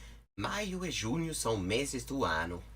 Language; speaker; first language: Portuguese; non-native, learner; English